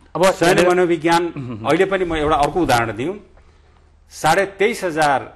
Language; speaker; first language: Nepali; non-native, local second language; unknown